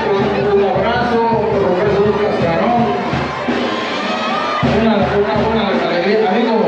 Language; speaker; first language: Spanish; native; Spanish